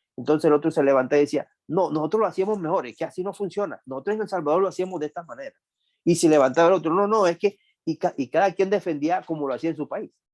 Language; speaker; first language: Spanish; native; Spanish